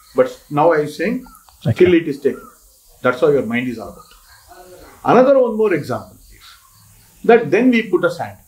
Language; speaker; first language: English; non-native, local second language; Kannada